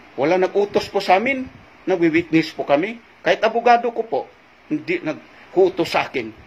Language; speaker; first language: Filipino; non-native, local second language; Cebuano